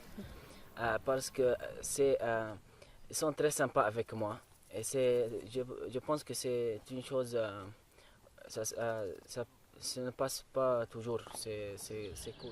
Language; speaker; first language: French; non-native, learner; Arabic